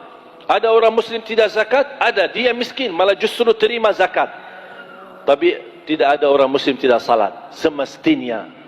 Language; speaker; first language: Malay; non-native, fluent; Arabic